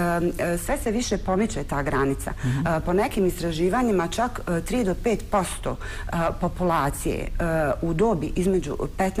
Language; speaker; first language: Bosnian; native; Bosnian